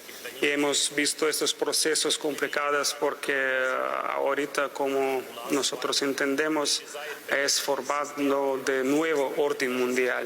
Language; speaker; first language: Spanish; non-native, fluent; Russian